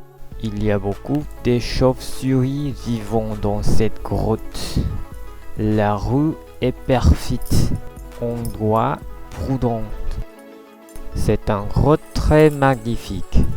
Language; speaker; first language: French; non-native, learner; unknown